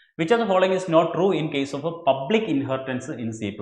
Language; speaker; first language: English; non-native, local second language; Malayalam